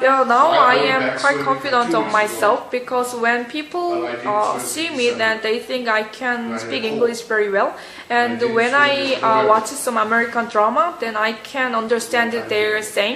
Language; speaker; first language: English; non-native, learner; Korean